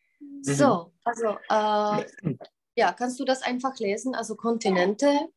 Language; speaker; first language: German; non-native, fluent; Czech